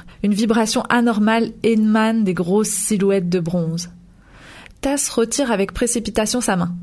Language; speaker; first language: French; native; French